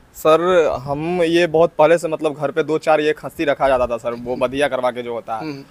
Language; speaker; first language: Hindi; native; Hindi